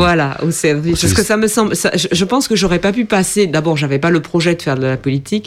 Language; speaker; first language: French; native; French